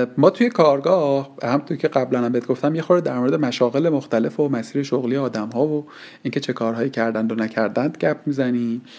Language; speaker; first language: Persian; native; Persian